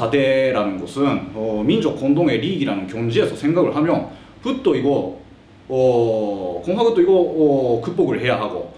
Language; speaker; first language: Korean; early bilingual, heritage; Korean